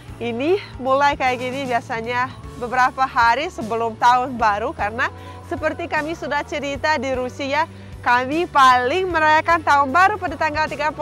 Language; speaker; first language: Indonesian; non-native, fluent; Russian